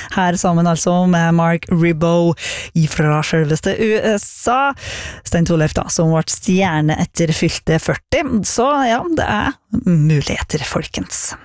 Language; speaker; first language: Norwegian; native; Norwegian